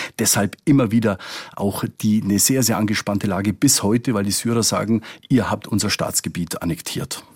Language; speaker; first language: German; native; German